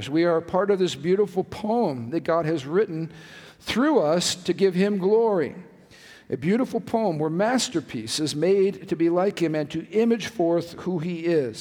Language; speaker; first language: English; native; English